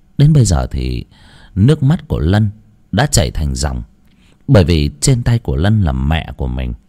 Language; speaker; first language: Vietnamese; native; Vietnamese